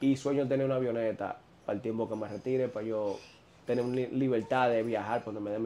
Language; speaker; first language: Spanish; native; Spanish